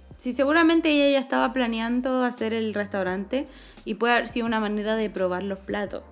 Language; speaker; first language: Spanish; native; Spanish